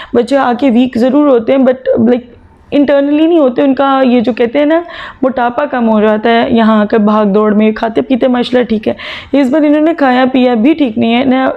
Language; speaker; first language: Urdu; native; Urdu